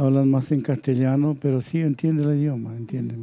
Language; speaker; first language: Spanish; non-native, local second language; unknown